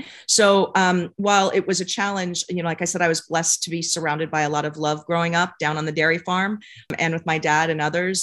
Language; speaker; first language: English; native; English